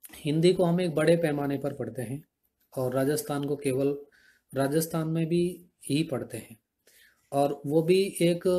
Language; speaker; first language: Hindi; native; Hindi